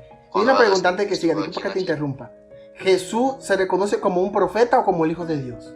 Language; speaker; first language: Spanish; native; Spanish